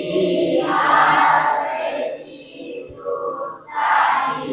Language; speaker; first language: English; non-native, learner; Indonesian